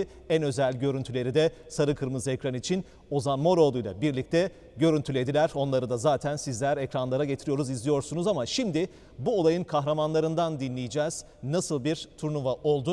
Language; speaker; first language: Turkish; native; Turkish